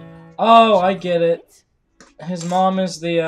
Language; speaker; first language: English; native; English